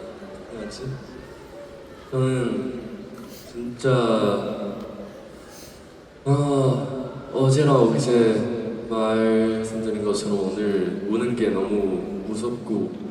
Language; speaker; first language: Korean; non-native, learner; Chinese